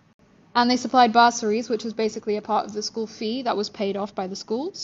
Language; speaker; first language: English; native; English